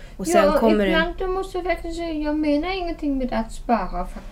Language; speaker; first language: Swedish; non-native, fluent; German